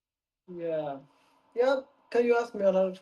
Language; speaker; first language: English; non-native, learner; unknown